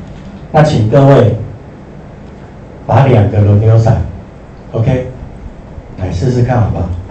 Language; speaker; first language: Chinese; native; Chinese